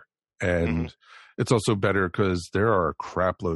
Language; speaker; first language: English; native; English